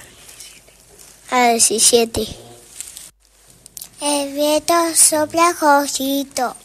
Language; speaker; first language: Spanish; native; Spanish